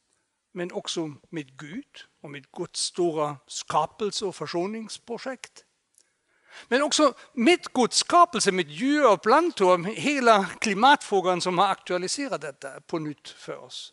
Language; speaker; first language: Swedish; non-native, fluent; German